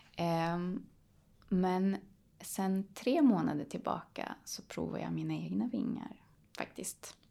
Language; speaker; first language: Swedish; early bilingual, other home language; Polish